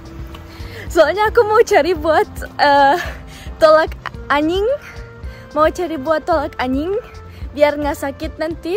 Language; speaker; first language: Indonesian; non-native, fluent; German